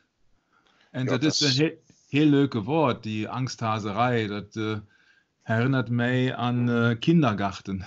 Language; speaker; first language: Dutch; non-native, learner; German